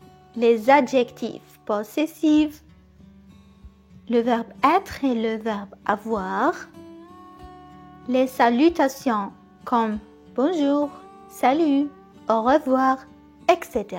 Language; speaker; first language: French; non-native, local second language; Arabic